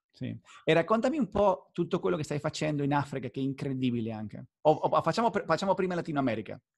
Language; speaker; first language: Italian; non-native, fluent; Spanish